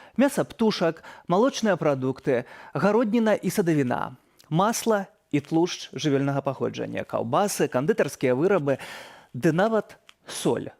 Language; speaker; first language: Belarusian; native; Belarusian